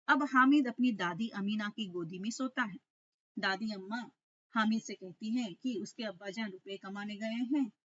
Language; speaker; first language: Hindi; non-native, local second language; Telugu